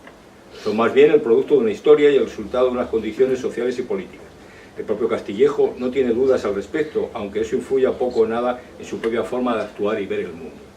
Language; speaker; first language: Spanish; native; Spanish